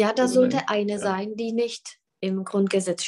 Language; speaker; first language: German; non-native, fluent; Czech